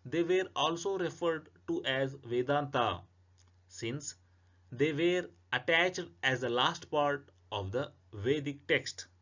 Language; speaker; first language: English; non-native, local second language; Kannada